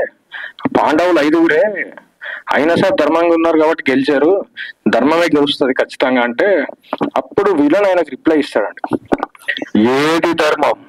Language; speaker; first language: Telugu; native; Telugu